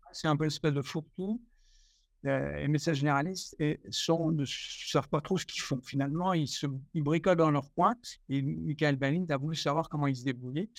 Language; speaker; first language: French; native; French